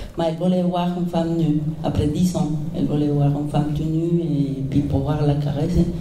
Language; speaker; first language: French; non-native, fluent; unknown